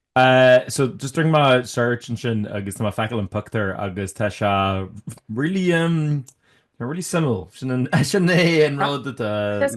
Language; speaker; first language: Irish; native; Irish